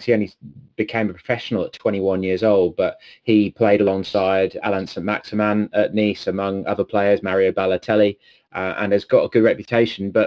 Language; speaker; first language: English; native; English